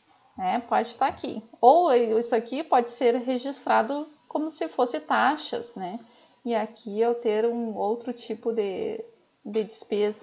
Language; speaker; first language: Portuguese; native; Portuguese